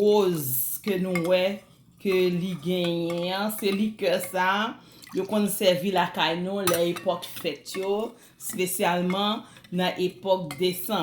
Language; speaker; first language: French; non-native, learner; Haitian Creole